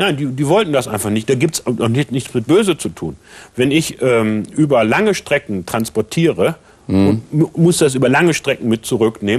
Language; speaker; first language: German; native; German